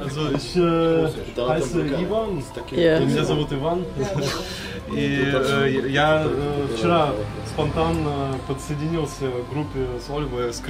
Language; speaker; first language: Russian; early bilingual, heritage; Russian